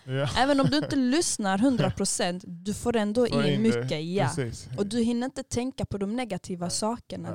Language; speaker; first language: Swedish; early bilingual, other home language; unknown